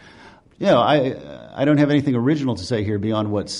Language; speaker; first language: English; native; English